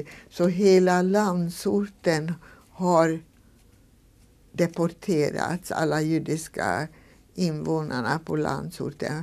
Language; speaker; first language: Swedish; non-native, fluent; Hungarian